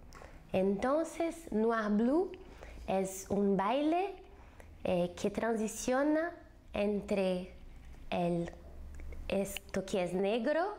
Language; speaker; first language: Spanish; non-native, fluent; Portuguese